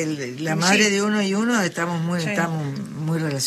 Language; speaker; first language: Spanish; native; Spanish